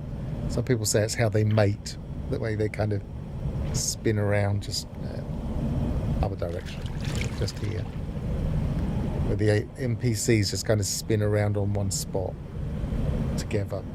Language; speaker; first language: English; native; English